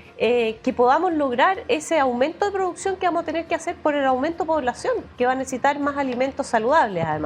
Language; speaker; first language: Spanish; native; Spanish